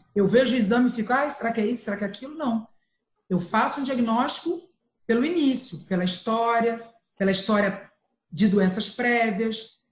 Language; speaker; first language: Portuguese; native; Portuguese